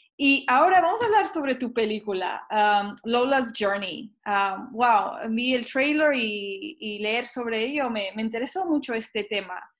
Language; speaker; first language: Spanish; early bilingual, heritage; Spanish